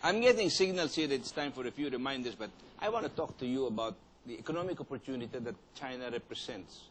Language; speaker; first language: English; non-native, local second language; Filipino